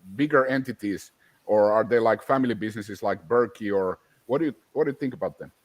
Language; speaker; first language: English; non-native, fluent; Finnish